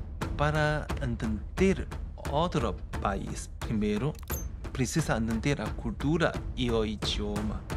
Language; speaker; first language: Portuguese; non-native, fluent; Chinese